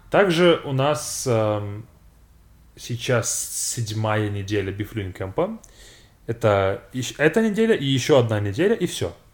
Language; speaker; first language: Russian; non-native, fluent; English